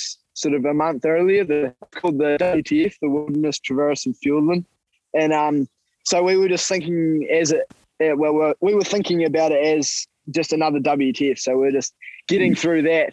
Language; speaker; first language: English; native; English